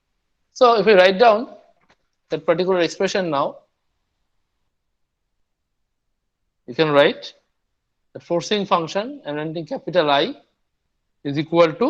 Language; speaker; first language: English; non-native, local second language; Bangla